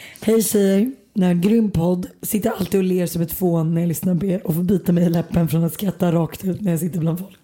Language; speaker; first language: Swedish; native; Swedish